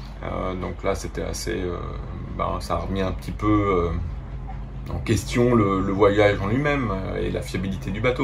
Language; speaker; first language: French; native; French